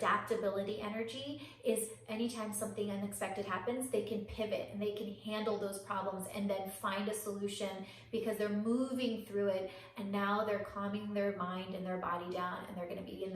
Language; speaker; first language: English; native; English